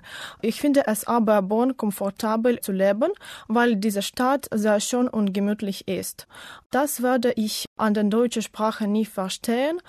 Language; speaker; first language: German; non-native, learner; Ukrainian